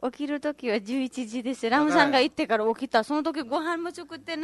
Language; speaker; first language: Japanese; non-native, learner; Nepali